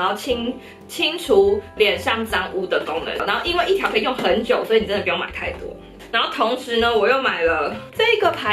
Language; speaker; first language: Chinese; native; Chinese